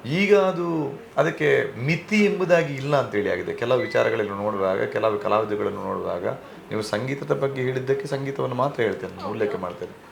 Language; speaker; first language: Kannada; non-native, local second language; Tulu